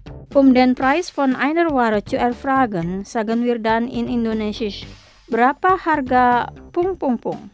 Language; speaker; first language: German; non-native, fluent; Indonesian